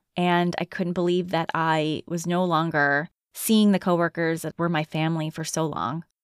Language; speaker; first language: English; native; English